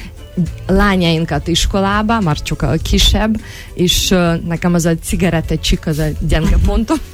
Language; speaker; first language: Hungarian; non-native, learner; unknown